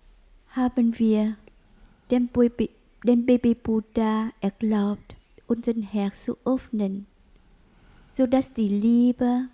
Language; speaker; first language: German; non-native, learner; Vietnamese